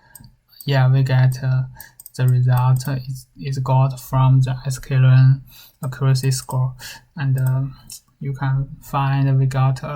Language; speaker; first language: English; non-native, learner; Chinese